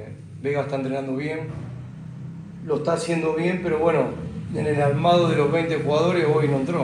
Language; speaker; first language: Spanish; native; Spanish